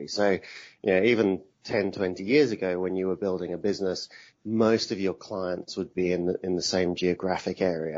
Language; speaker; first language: English; native; English